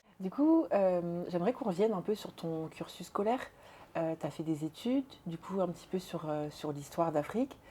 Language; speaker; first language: French; early bilingual, other home language; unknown